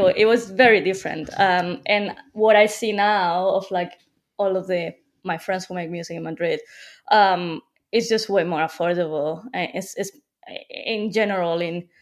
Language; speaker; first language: English; non-native, fluent; Spanish